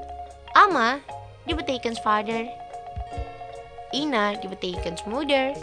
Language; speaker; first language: Dutch; non-native, learner; Indonesian